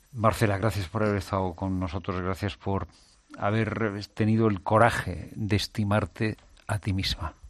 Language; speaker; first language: Spanish; native; Spanish